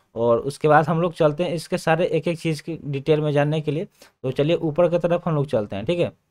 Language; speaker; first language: Hindi; native; Hindi